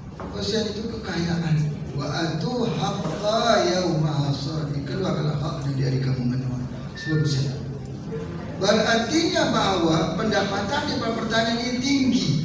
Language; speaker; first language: Malay; native; Malay